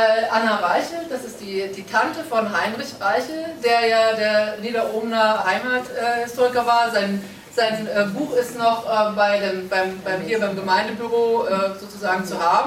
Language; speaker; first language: German; native; German